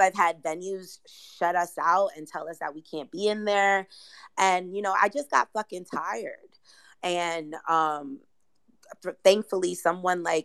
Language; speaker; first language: English; native; English